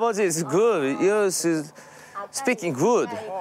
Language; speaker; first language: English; non-native, learner; Korean